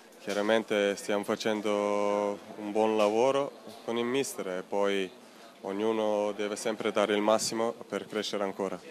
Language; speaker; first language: Italian; non-native, fluent; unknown